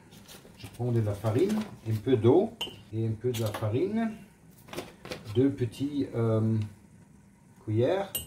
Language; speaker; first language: French; non-native, learner; German